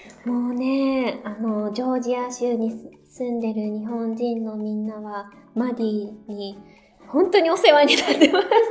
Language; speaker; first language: Japanese; native; Japanese